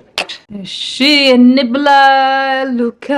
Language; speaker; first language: Amharic; non-native, learner; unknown